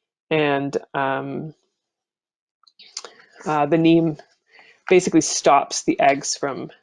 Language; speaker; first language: English; native; English